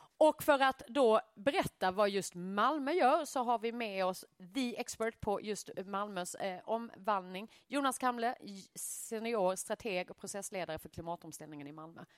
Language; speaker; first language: Swedish; native; Swedish